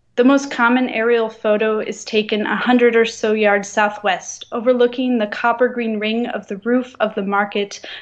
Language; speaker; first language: English; native; English